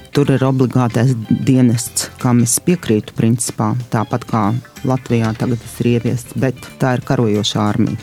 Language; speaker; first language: Latvian; non-native, local second language; Russian